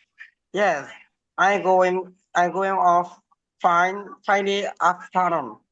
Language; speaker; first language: English; non-native, learner; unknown